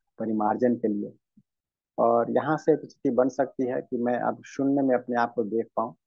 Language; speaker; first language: Hindi; native; Hindi